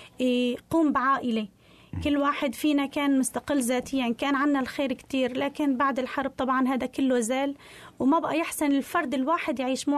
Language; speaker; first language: Arabic; native; Arabic